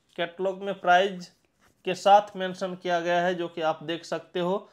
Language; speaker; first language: Hindi; non-native, local second language; Marathi